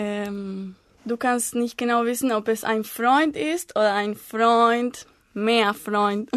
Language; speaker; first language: German; non-native, learner; Spanish